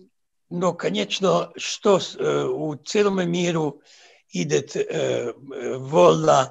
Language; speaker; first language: Russian; non-native, fluent; Serbian